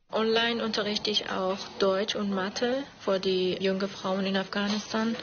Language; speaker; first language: German; non-native, learner; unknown